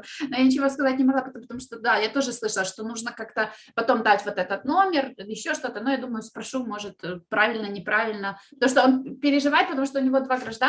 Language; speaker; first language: Russian; native; Russian